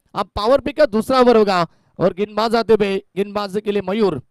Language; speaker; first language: Hindi; non-native, local second language; Marathi